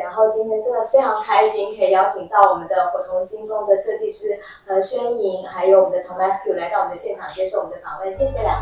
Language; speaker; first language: Chinese; native; Chinese